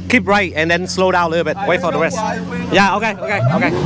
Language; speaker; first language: English; non-native, fluent; Vietnamese